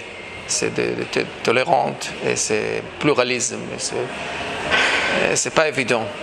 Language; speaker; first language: French; non-native, fluent; Hebrew